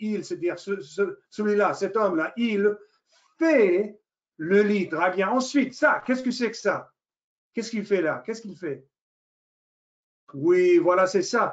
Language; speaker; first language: French; non-native, fluent; English